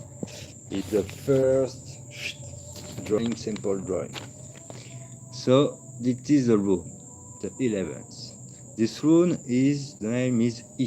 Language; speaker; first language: English; non-native, learner; French